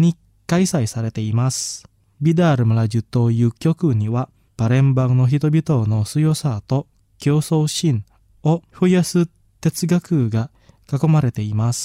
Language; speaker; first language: Japanese; non-native, fluent; Indonesian